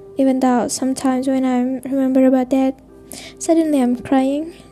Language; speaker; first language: English; non-native, learner; Indonesian